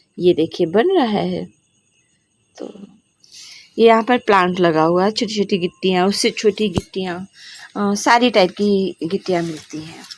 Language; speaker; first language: Hindi; native; Hindi